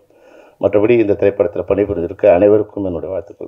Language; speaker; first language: Tamil; native; Tamil